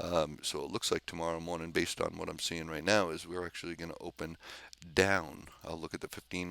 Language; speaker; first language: English; native; English